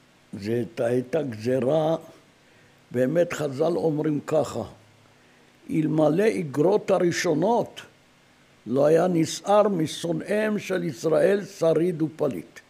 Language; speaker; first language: Hebrew; non-native, fluent; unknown